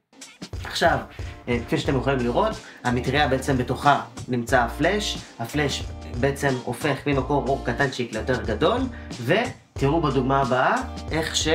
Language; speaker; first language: Hebrew; native; Hebrew